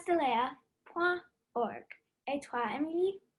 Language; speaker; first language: French; non-native, learner; English